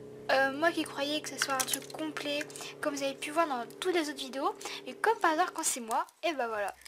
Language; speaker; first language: French; native; French